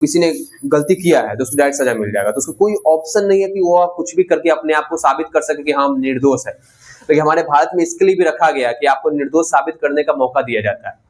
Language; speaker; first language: Hindi; native; Hindi